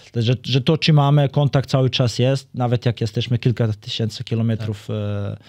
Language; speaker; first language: Polish; non-native, fluent; Serbian